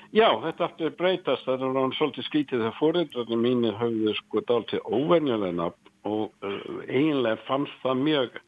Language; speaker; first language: Icelandic; non-native, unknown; English